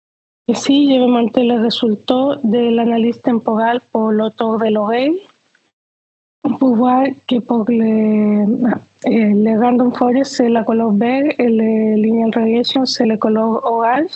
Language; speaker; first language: French; non-native, fluent; Spanish